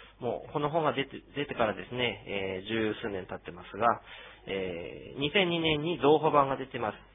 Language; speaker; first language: Japanese; native; Japanese